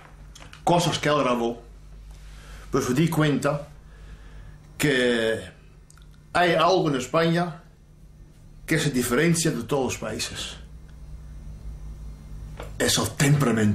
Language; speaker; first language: Spanish; non-native, fluent; Dutch